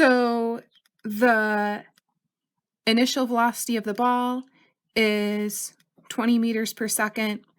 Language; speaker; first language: English; native; English